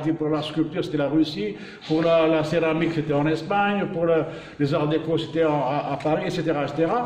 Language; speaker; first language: French; native; French